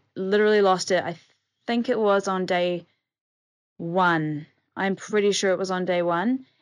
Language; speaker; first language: English; native; English